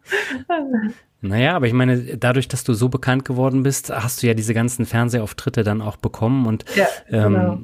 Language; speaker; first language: German; native; German